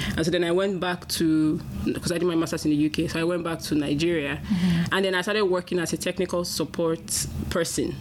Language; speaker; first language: English; non-native, local second language; Yoruba